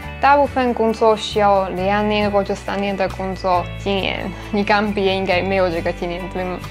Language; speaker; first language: Chinese; non-native, fluent; Slovak